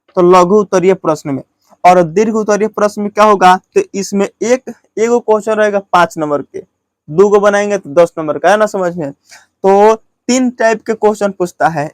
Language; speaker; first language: Hindi; native; Hindi